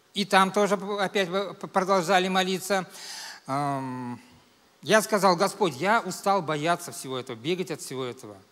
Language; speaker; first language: Russian; native; Russian